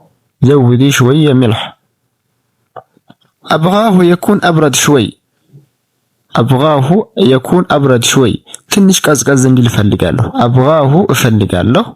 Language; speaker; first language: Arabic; non-native, fluent; Amharic